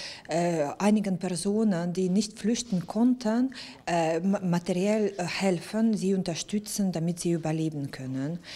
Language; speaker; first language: German; non-native, fluent; Ukrainian